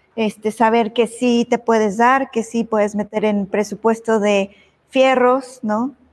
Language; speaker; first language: Spanish; native; Spanish